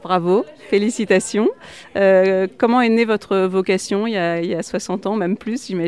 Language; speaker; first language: French; native; French